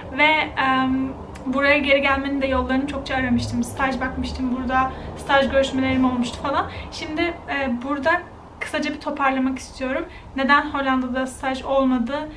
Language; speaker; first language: Turkish; native; Turkish